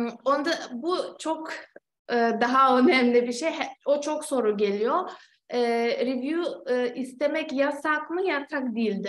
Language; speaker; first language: Turkish; non-native, fluent; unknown